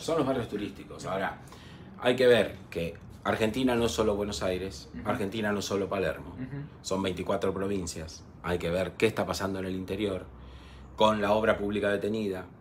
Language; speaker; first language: Spanish; native; Spanish